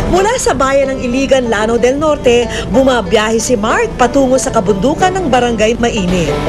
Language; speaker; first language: Filipino; native; Filipino